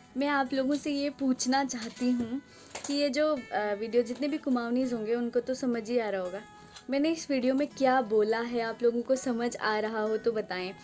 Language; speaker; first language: Hindi; non-native, local second language; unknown